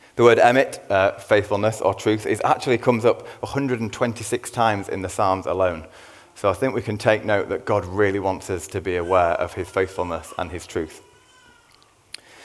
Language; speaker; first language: English; native; English